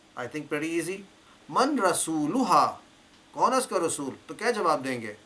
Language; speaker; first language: Urdu; native; Urdu